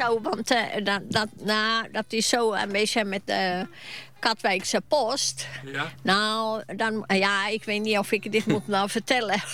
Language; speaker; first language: Dutch; non-native, fluent; Finnish